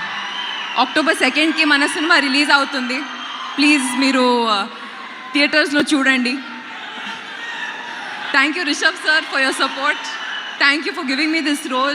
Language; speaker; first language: Telugu; non-native, learner; Kannada